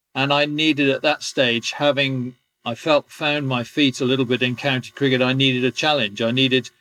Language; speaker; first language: English; native; English